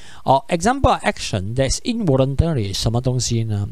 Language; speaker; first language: English; non-native, local second language; Chinese